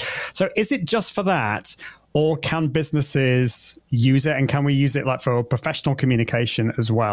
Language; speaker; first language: English; native; English